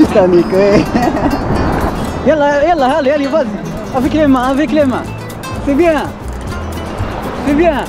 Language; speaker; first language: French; non-native, local second language; Arabic